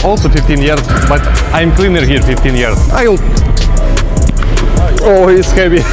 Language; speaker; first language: English; non-native, learner; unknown